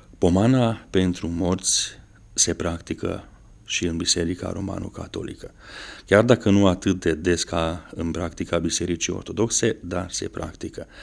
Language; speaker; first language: Romanian; non-native, local second language; Hungarian